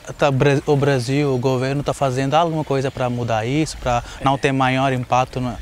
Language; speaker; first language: Portuguese; non-native, learner; Malayalam